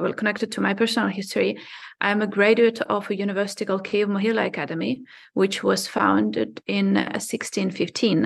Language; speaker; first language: English; non-native, fluent; Ukrainian